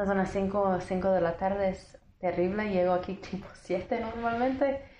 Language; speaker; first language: Spanish; non-native, fluent; English